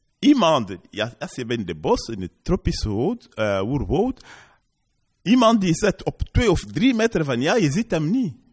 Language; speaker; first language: Dutch; non-native, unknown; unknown